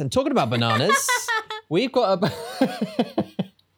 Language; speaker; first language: English; native; English